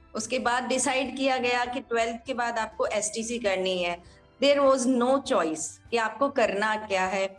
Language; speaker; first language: Hindi; native; Hindi